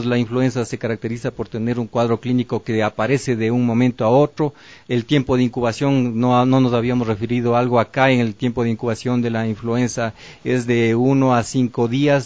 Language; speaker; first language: Spanish; native; Spanish